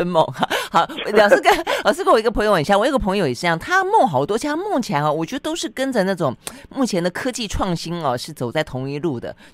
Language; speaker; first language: Chinese; native; Chinese